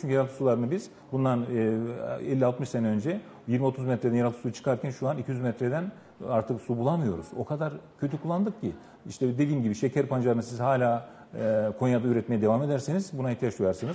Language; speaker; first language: Turkish; native; Turkish